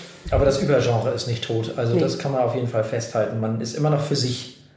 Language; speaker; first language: German; native; German